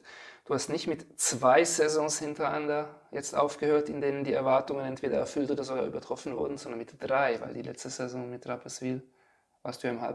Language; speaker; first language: German; native; German